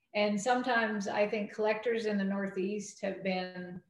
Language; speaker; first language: English; native; English